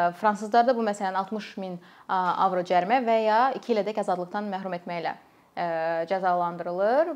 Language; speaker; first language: Azerbaijani; native; Azerbaijani